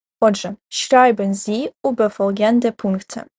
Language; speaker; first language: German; non-native, fluent; Ukrainian